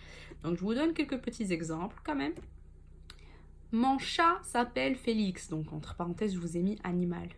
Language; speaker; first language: French; non-native, local second language; Arabic